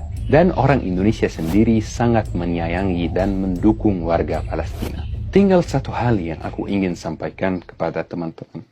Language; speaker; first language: Indonesian; non-native, fluent; Arabic